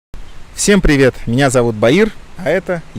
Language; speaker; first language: Russian; native; Russian